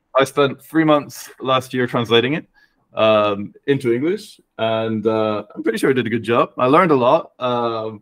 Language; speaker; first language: English; native; English